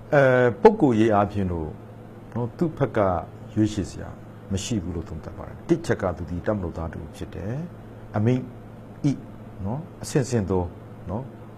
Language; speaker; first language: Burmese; native; Burmese